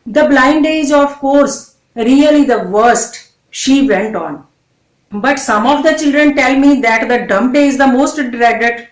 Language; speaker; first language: English; non-native, local second language; Punjabi